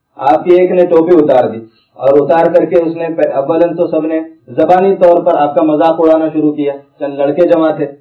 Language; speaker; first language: Urdu; native; Urdu